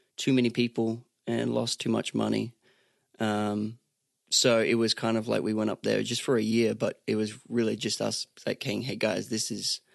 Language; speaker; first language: English; native; English